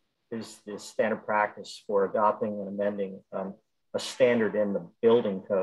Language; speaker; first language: English; native; English